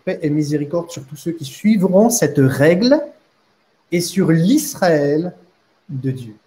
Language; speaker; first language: French; native; French